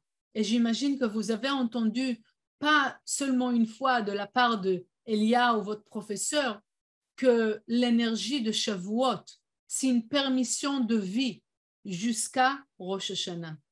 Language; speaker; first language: French; non-native, fluent; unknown